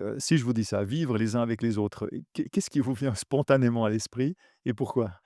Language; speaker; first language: French; native; French